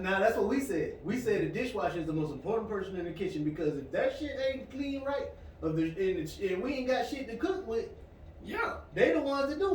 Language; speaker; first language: English; native; English